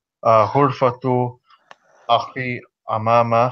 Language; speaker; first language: Arabic; non-native, learner; English